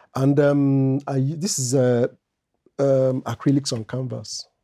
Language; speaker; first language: English; non-native, local second language; Igbo